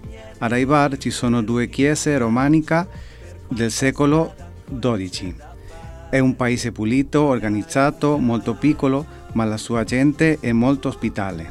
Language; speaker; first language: Italian; non-native, learner; Spanish